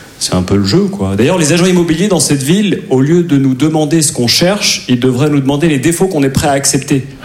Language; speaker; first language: French; native; French